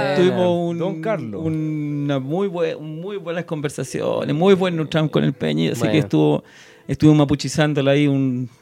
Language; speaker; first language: Spanish; native; Spanish